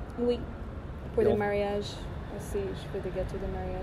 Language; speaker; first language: French; non-native, fluent; English